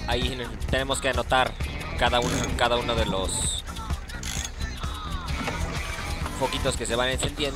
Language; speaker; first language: Spanish; native; Spanish